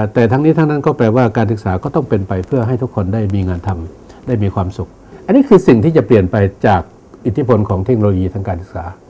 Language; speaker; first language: Thai; non-native, local second language; Northeastern Thai